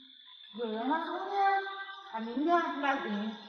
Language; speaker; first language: Chinese; native; Chinese